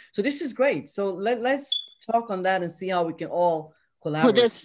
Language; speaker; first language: English; non-native, local second language; Yoruba